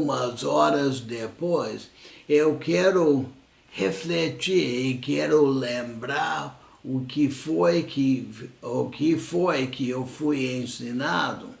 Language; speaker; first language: Portuguese; non-native, fluent; English